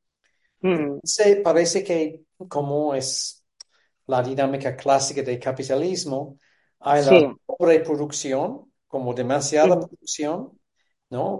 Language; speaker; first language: Spanish; non-native, fluent; English